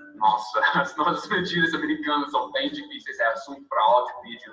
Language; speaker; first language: Portuguese; non-native, fluent; English